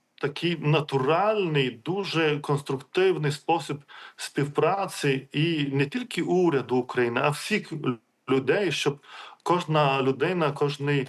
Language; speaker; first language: Ukrainian; non-native, fluent; Lithuanian